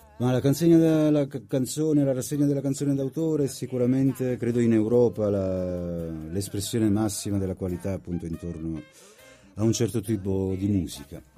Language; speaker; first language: Italian; early bilingual, heritage; Italian